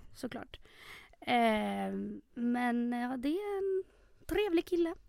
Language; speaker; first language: Swedish; early bilingual, other home language; Spanish